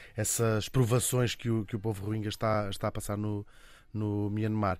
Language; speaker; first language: Portuguese; native; Portuguese